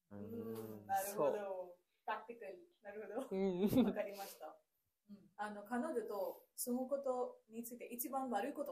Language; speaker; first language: Japanese; non-native, fluent; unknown